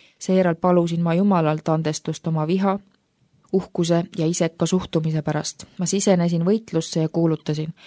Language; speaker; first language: Estonian; native; Estonian